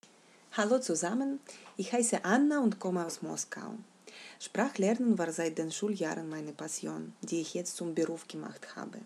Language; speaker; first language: German; non-native, fluent; Russian